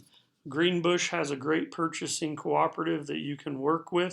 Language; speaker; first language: English; native; English